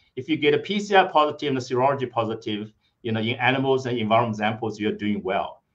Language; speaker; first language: English; non-native, fluent; Chinese